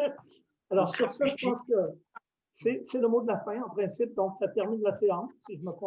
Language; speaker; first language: French; native; French